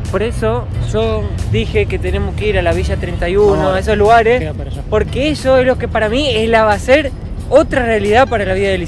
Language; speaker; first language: Spanish; native; Spanish